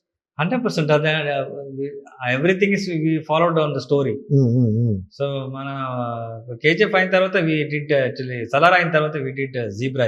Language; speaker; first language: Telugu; non-native, learner; Kannada